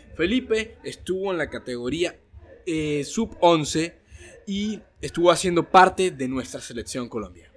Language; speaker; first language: Spanish; native; Spanish